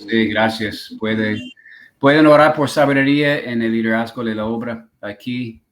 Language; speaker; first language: Spanish; non-native, fluent; English